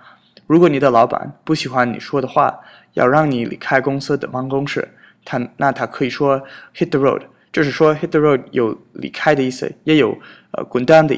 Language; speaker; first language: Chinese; non-native, fluent; English